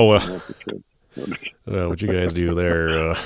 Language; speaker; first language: English; native; English